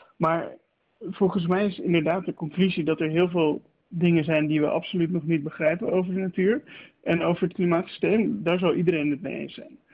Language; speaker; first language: Dutch; native; Dutch